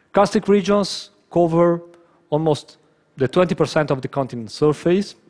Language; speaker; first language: English; non-native, fluent; Italian